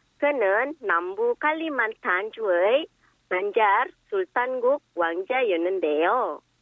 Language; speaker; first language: Korean; non-native, fluent; Indonesian